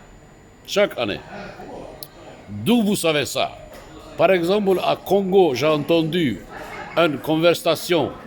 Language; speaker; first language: French; non-native, fluent; Turkish